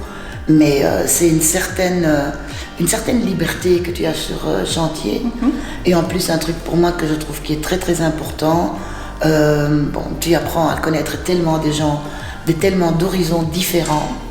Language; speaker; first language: French; non-native, fluent; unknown